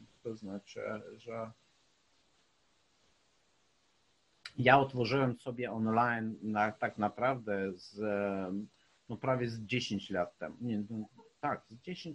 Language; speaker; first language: Polish; non-native, fluent; Ukrainian